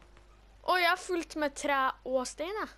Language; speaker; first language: Norwegian; native; Norwegian